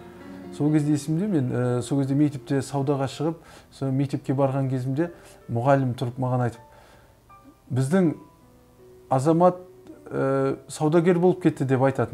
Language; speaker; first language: Kazakh; native; Kazakh